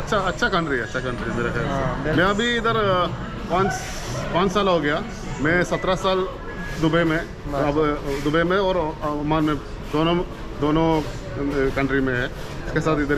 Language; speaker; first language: Hindi; non-native, local second language; Malayalam